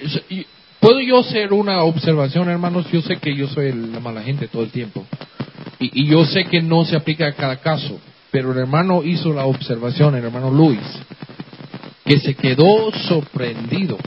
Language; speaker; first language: Spanish; native; Spanish